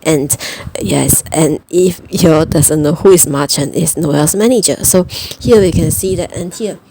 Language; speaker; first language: English; non-native, fluent; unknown